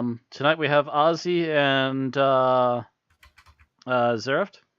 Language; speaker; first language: English; native; English